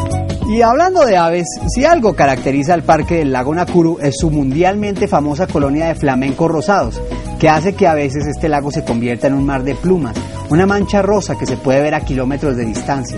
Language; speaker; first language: Spanish; native; Spanish